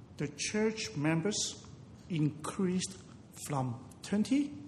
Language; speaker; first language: English; non-native, local second language; Cantonese